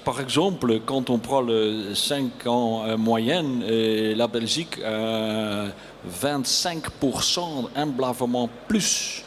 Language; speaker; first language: French; non-native, learner; Dutch